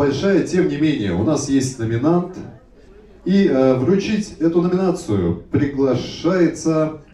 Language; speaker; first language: Russian; native; Russian